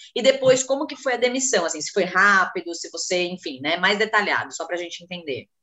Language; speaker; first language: Portuguese; native; Portuguese